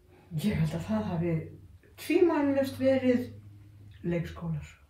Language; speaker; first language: Icelandic; native; Icelandic